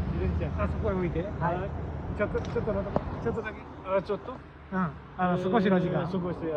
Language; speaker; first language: Japanese; non-native, learner; Nepali